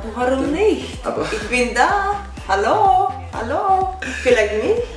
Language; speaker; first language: German; non-native, learner; Latvian